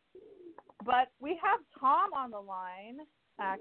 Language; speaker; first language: English; early bilingual, other home language; Spanish